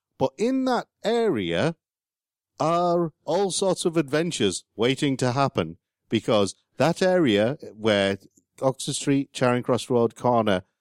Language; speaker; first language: English; native; English